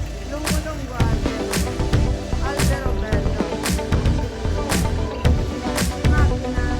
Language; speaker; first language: Italian; non-native, learner; Filipino